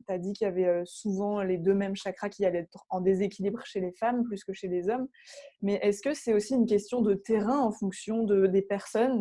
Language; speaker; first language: French; native; French